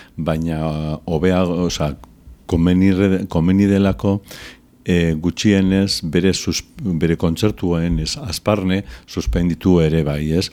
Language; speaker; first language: Basque; non-native, local second language; Spanish